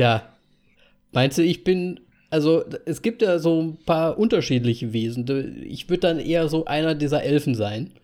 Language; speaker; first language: German; native; German